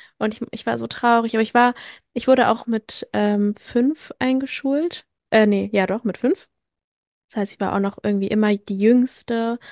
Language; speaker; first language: German; early bilingual, other home language; French